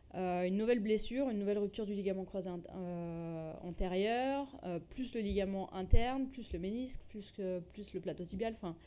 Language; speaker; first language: French; native; French